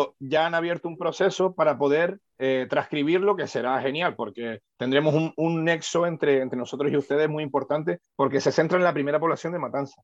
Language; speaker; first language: Spanish; native; Spanish